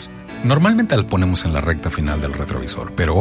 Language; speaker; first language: Spanish; native; Spanish